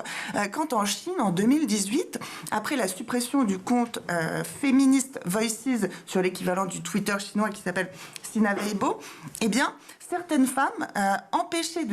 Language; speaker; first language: French; native; French